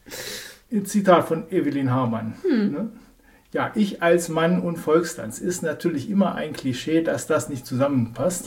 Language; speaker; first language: German; native; German